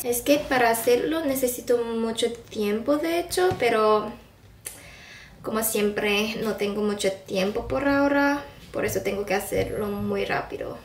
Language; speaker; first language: Spanish; non-native, fluent; Korean